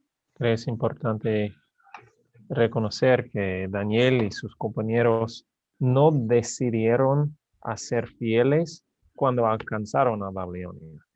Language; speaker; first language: Spanish; non-native, learner; English